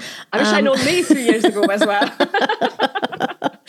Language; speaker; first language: English; non-native, fluent; Hungarian